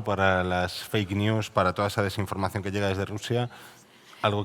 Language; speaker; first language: Spanish; native; Spanish